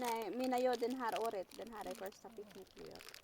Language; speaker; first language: Swedish; non-native, learner; Filipino